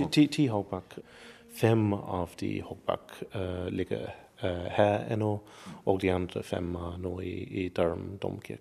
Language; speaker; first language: Norwegian; non-native, learner; English